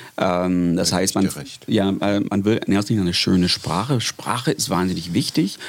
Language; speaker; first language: German; non-native, fluent; English